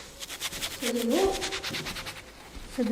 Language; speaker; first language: French; non-native, fluent; Portuguese